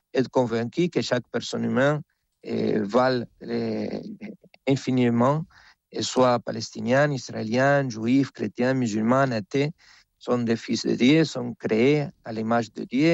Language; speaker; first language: French; non-native, fluent; Spanish